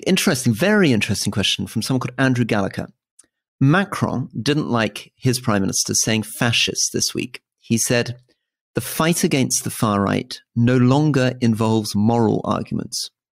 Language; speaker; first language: English; native; English